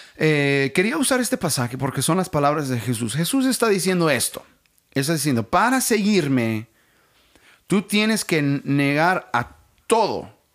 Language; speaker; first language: Spanish; non-native, fluent; English